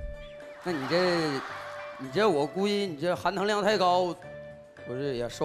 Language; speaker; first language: Chinese; native; Chinese